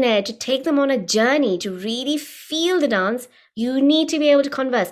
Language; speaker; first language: English; native; English